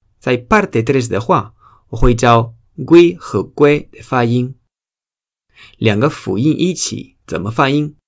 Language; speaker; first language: Chinese; non-native, fluent; Spanish